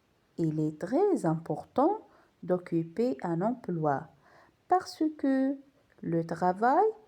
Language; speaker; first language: French; non-native, local second language; Arabic